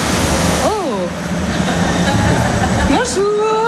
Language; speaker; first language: French; native; French